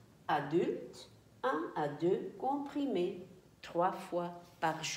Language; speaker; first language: French; non-native, fluent; Dutch